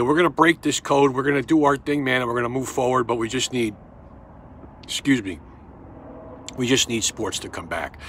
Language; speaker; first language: English; native; English